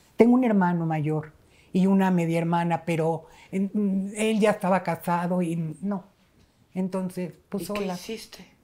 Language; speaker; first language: Spanish; native; Spanish